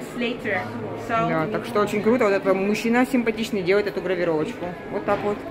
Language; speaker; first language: Russian; native; Russian